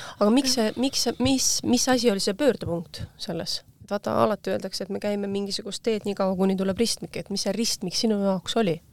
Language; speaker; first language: Estonian; native; Estonian